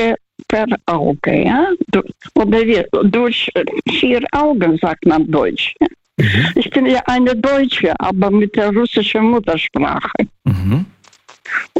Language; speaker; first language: German; early bilingual, heritage; Russian